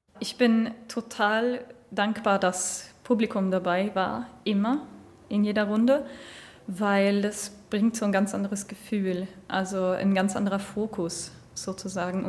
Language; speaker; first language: German; non-native, fluent; Swedish